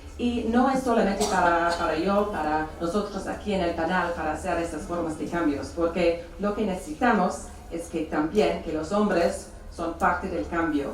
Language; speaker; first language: Spanish; non-native, fluent; English